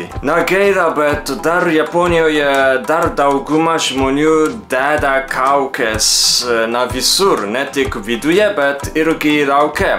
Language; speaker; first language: Lithuanian; non-native, fluent; Japanese